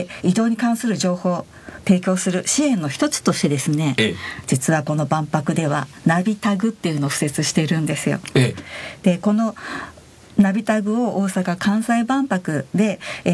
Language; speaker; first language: Japanese; native; Japanese